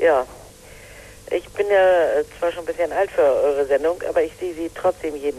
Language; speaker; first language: German; native; German